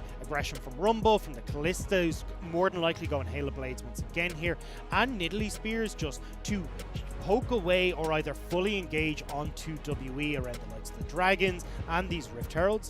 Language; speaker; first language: English; native; English